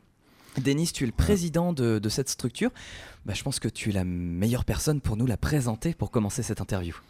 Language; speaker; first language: French; native; French